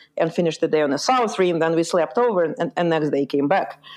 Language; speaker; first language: English; early bilingual, other home language; Lithuanian